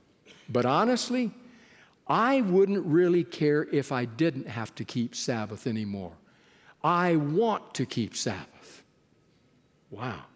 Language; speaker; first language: English; native; English